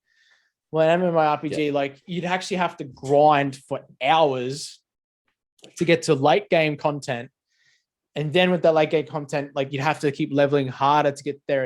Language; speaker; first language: English; native; English